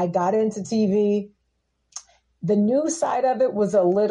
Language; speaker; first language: English; native; English